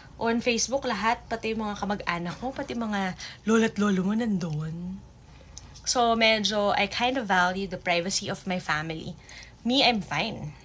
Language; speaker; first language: Filipino; native; Filipino